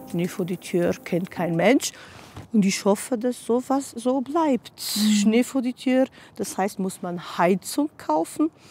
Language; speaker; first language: German; non-native, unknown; Portuguese